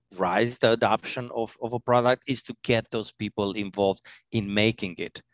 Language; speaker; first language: English; non-native, fluent; Romanian